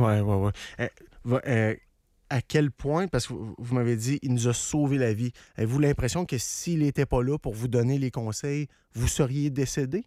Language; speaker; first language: French; native; French